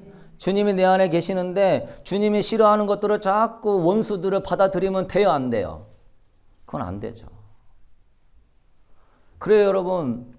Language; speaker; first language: Korean; native; Korean